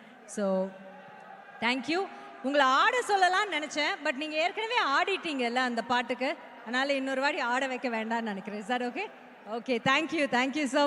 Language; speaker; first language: Tamil; native; Tamil